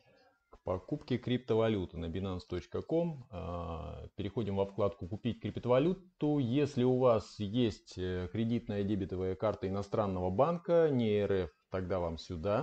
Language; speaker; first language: Russian; native; Russian